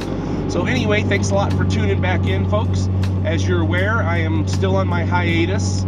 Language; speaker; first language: English; native; English